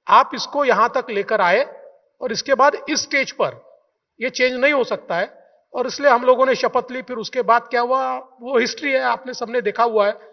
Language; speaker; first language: Hindi; non-native, local second language; Marathi